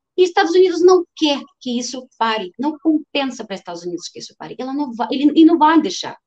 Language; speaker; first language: Portuguese; non-native, fluent; Ukrainian